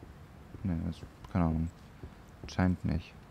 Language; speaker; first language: German; native; German